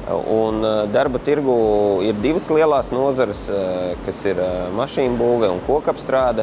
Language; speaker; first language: Latvian; native; Latvian